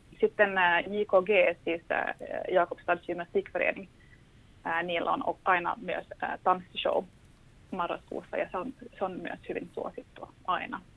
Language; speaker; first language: Finnish; non-native, local second language; Swedish